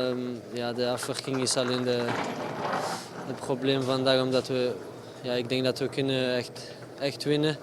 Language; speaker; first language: Dutch; non-native, local second language; French